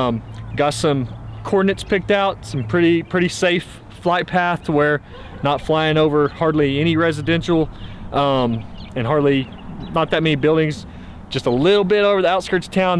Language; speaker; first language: English; native; English